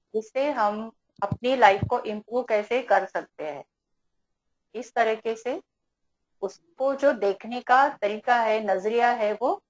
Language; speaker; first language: Hindi; native; Hindi